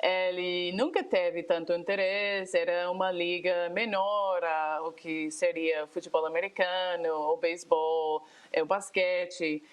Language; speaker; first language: Portuguese; non-native, fluent; English